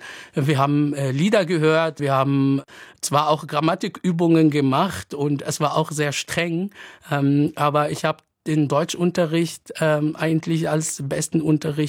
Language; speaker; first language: German; non-native, fluent; Arabic